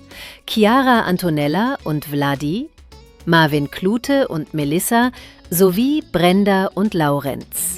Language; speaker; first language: German; native; German